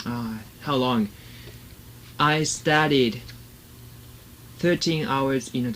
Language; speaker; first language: English; non-native, learner; Japanese